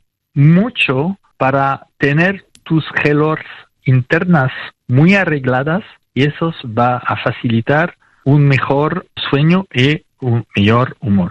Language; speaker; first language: Spanish; non-native, fluent; French